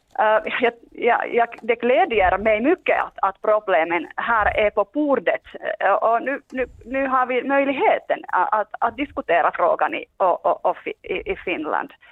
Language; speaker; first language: Swedish; non-native, local second language; Finnish